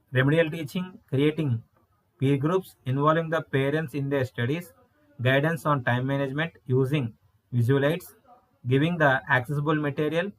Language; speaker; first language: English; non-native, local second language; Telugu